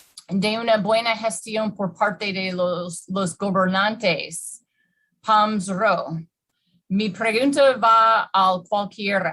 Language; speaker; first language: Spanish; non-native, fluent; English